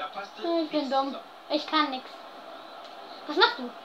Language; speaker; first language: German; native; German